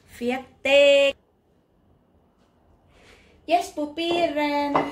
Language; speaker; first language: German; non-native, learner; Thai